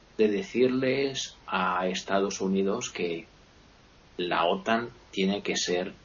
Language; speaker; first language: Spanish; non-native, fluent; Italian